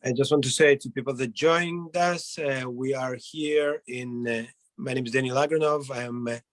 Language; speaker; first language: English; non-native, fluent; Hebrew